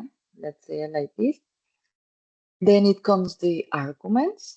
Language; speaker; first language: English; non-native, fluent; Spanish